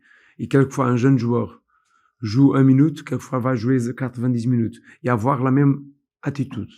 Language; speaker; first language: French; non-native, fluent; Portuguese